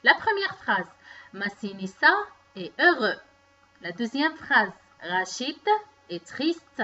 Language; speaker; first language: French; non-native, local second language; Arabic